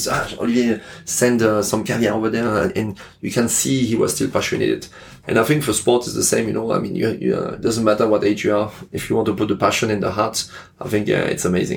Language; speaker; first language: English; non-native, fluent; French